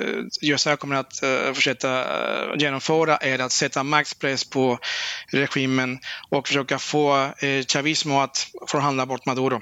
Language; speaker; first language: Swedish; non-native, fluent; Spanish